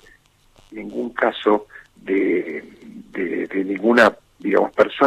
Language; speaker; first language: Spanish; native; Spanish